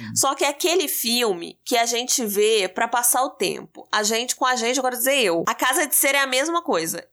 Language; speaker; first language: Portuguese; native; Portuguese